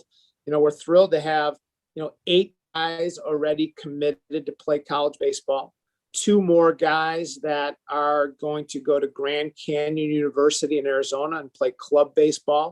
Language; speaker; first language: English; native; English